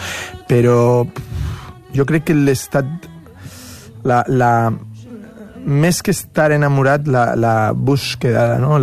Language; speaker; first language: Catalan; non-native, fluent; Spanish